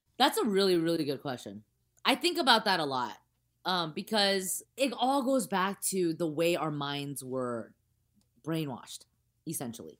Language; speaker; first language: English; early bilingual, other home language; Chinese